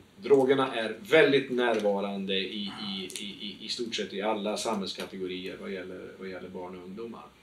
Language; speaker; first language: Swedish; native; Swedish